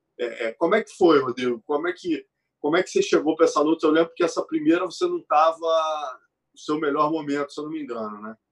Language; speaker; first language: Portuguese; native; Portuguese